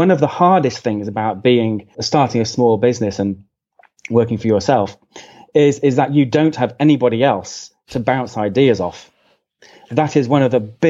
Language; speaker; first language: English; native; English